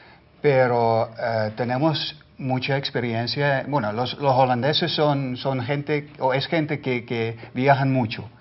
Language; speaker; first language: Spanish; non-native, fluent; Dutch